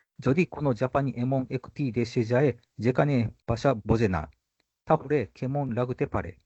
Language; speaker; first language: Bangla; non-native, fluent; Japanese